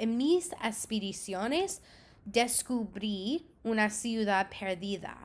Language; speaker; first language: Spanish; non-native, fluent; English